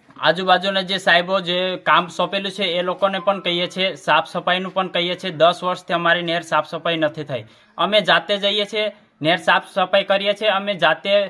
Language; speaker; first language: Gujarati; non-native, local second language; Bhili